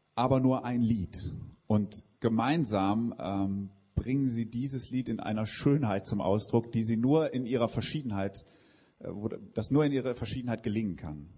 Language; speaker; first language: German; native; German